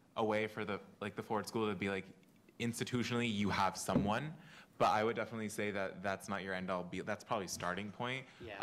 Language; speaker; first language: English; native; English